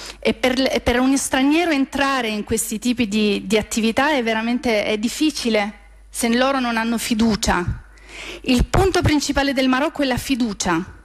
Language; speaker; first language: Italian; native; Italian